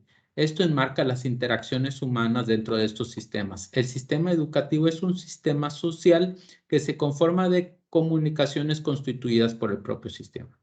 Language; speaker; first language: Spanish; native; Spanish